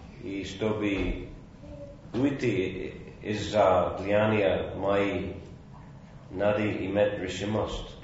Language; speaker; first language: Russian; non-native, fluent; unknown